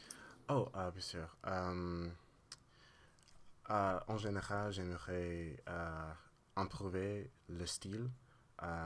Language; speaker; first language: French; non-native, learner; English